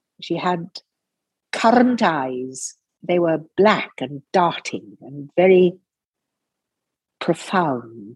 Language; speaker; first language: English; native; English